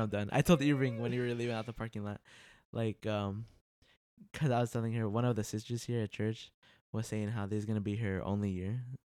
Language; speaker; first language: English; early bilingual, other home language; Spanish